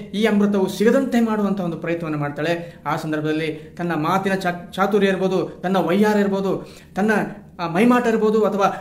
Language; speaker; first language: Kannada; non-native, local second language; Kodava